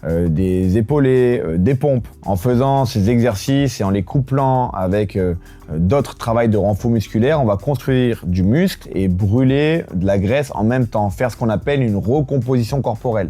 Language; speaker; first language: French; native; French